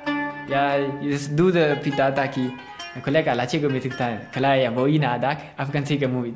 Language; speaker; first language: Polish; non-native, learner; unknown